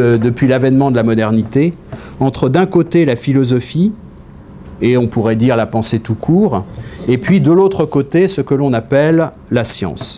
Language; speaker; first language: French; native; French